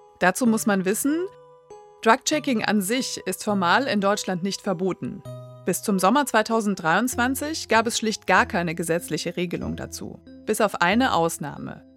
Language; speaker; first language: German; native; German